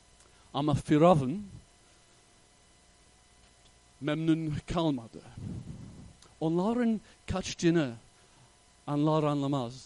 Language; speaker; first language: Turkish; non-native, fluent; English